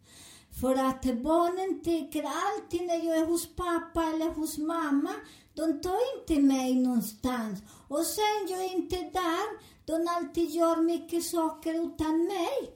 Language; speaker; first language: Swedish; non-native, learner; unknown